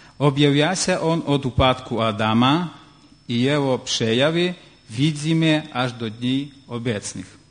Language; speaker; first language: Polish; non-native, learner; Ukrainian